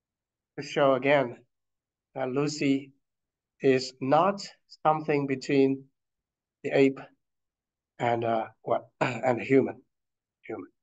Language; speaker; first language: English; non-native, fluent; Chinese